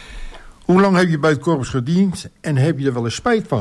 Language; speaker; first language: Dutch; native; Dutch